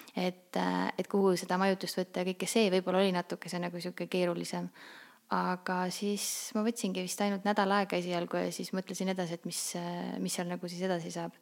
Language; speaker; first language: Estonian; native; Estonian